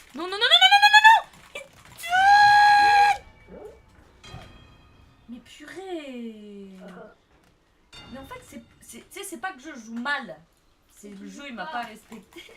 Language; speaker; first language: French; native; French